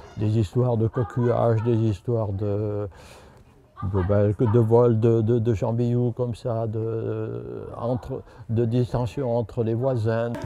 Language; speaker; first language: French; native; French